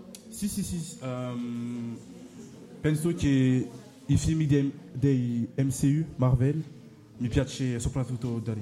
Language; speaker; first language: Italian; non-native, learner; French